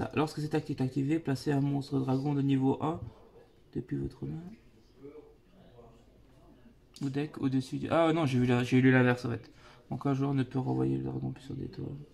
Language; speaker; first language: French; native; French